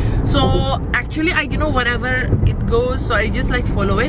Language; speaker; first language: English; non-native, fluent; Indonesian